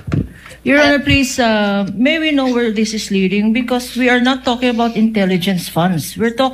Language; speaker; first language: English; non-native, local second language; Filipino